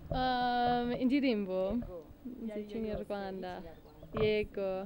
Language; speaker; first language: Kinyarwanda; non-native, learner; English